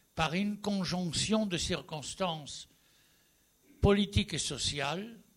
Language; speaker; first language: French; non-native, fluent; Spanish